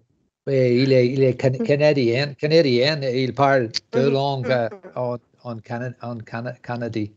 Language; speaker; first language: French; non-native, learner; English